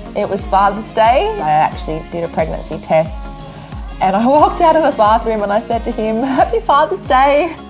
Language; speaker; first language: English; native; English